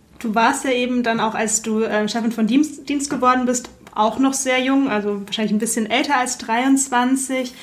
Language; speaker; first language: German; native; German